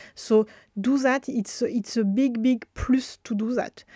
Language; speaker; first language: English; non-native, fluent; French